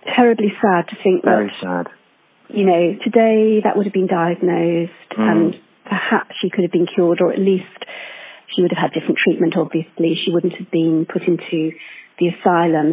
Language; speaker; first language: English; native; English